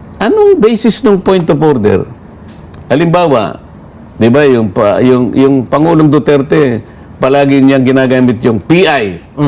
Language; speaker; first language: Filipino; non-native, local second language; Pampanga